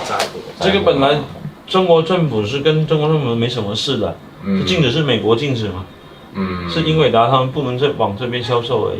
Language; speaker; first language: Chinese; native; Chinese